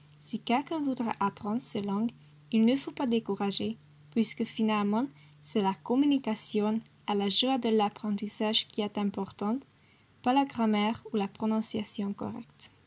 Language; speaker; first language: French; non-native, learner; Hungarian